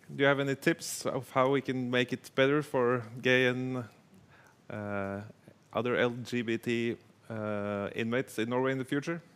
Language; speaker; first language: English; non-native, fluent; Norwegian